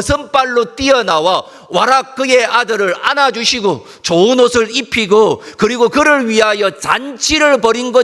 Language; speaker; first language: Korean; native; Korean